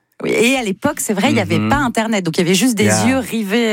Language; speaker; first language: French; native; French